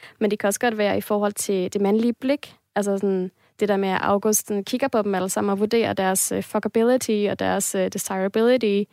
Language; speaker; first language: Danish; native; Danish